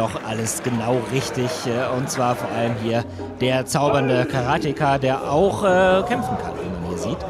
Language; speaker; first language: German; native; German